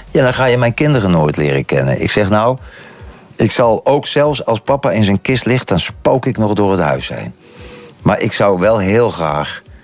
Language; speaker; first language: Dutch; native; Dutch